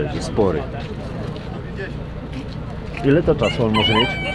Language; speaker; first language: Polish; native; Polish